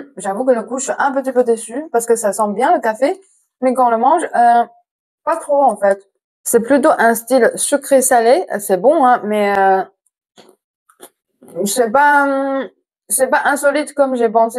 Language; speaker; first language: French; non-native, fluent; Chinese